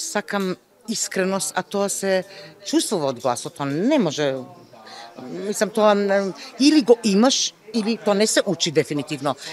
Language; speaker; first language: Macedonian; native; Macedonian